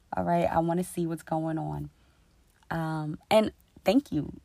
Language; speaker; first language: English; native; English